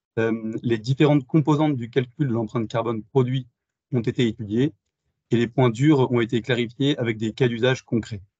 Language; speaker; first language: French; native; French